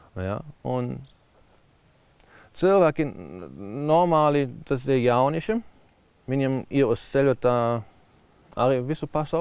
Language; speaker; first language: Latvian; non-native, learner; German